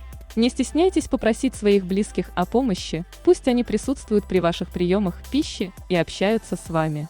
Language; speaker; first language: Russian; native; Russian